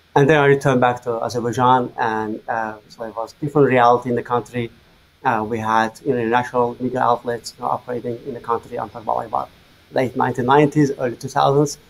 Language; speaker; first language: English; non-native, fluent; Azerbaijani